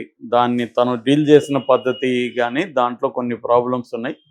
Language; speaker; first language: Telugu; native; Telugu